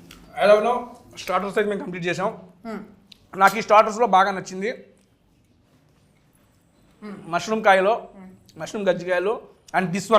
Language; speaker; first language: Telugu; native; Telugu